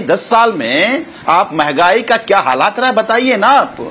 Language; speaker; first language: Hindi; native; Hindi